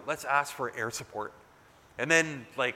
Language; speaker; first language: English; native; English